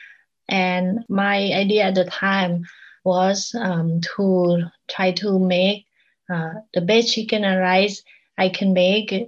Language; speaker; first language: English; non-native, learner; Thai